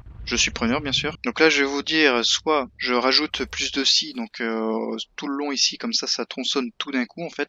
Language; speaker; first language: French; native; French